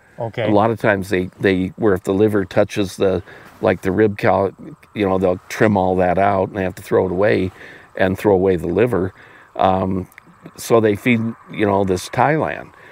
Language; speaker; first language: English; native; English